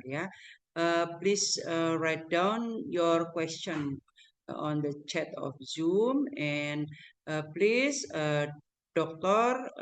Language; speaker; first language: English; non-native, learner; Indonesian